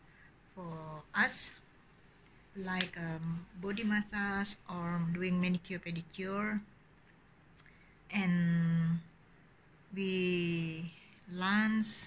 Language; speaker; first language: English; non-native, learner; Indonesian